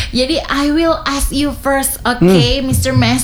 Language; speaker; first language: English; non-native, learner; Indonesian